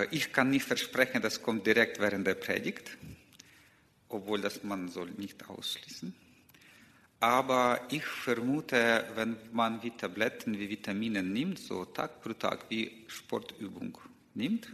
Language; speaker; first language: German; non-native, learner; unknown